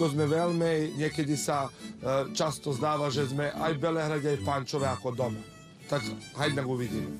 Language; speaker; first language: Slovak; early bilingual, heritage; Slovak